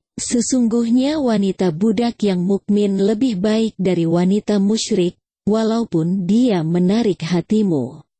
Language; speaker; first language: Indonesian; native; Indonesian